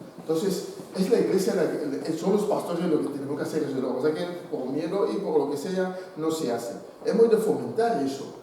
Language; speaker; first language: Spanish; non-native, fluent; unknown